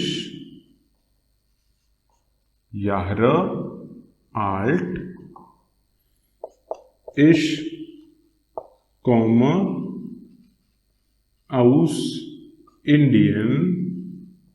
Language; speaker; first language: German; non-native, fluent; Hindi